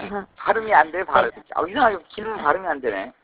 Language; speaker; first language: Korean; native; Korean